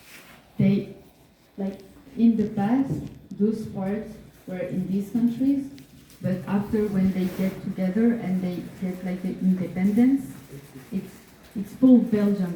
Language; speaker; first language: English; non-native, fluent; French